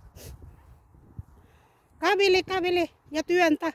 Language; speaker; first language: Finnish; non-native, learner; Cebuano